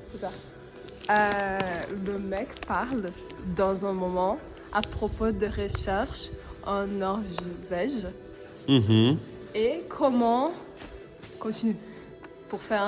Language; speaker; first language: French; non-native, learner; Portuguese